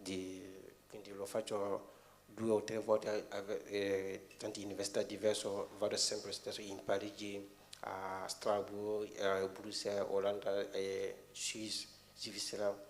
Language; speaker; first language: Italian; non-native, fluent; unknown